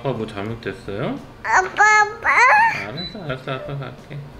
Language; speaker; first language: Korean; native; Korean